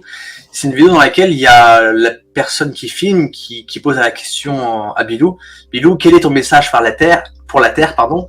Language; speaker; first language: French; native; French